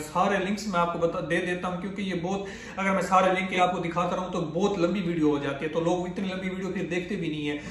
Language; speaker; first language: Urdu; non-native, local second language; Punjabi